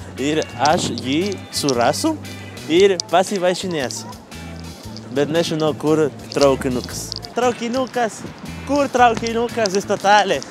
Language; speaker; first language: Lithuanian; non-native, learner; Spanish